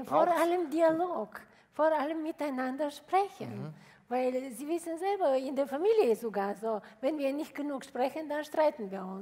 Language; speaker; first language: German; non-native, fluent; Bulgarian